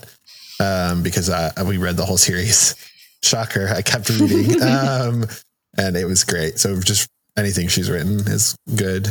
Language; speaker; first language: English; early bilingual, other home language; Spanish